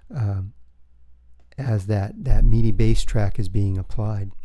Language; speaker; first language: English; native; English